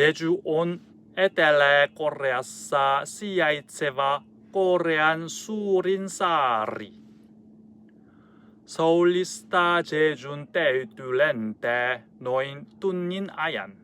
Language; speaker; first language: Finnish; non-native, learner; Korean